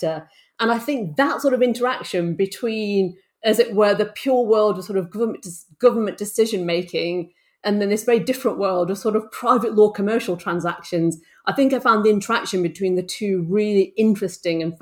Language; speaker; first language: English; native; English